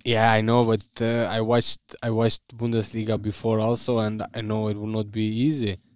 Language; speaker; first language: English; non-native, fluent; Albanian